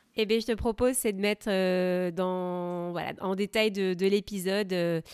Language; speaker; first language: French; native; French